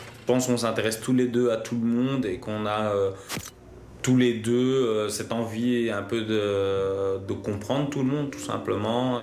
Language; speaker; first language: French; early bilingual, other home language; Lingala